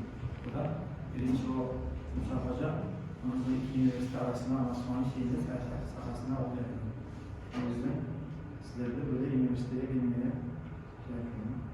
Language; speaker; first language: Turkish; non-native, learner; Kazakh